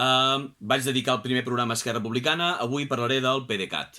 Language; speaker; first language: Catalan; native; Catalan